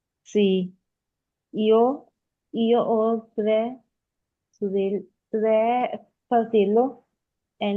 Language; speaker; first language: Italian; non-native, learner; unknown